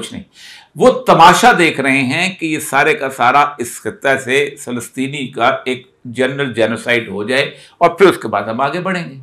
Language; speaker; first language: Urdu; native; Urdu